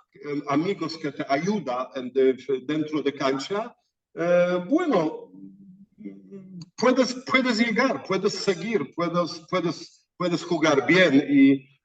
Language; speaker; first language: Spanish; non-native, fluent; Polish